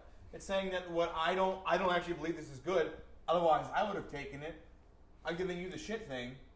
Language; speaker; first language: English; native; English